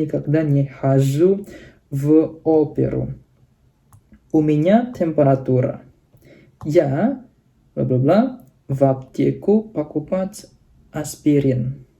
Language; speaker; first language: Russian; non-native, fluent; Indonesian